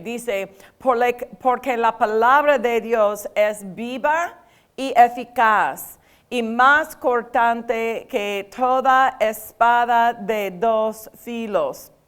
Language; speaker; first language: Spanish; non-native, fluent; English